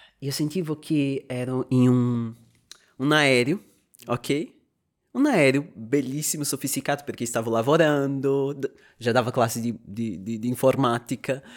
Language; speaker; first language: Italian; non-native, fluent; Portuguese